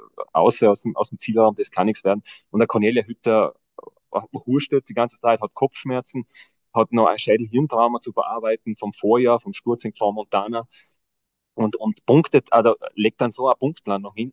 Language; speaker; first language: German; native; German